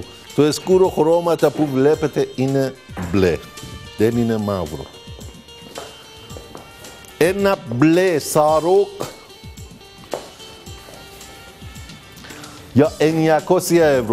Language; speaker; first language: Greek; non-native, learner; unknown